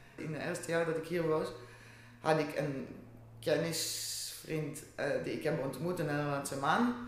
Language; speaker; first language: Dutch; non-native, fluent; Hebrew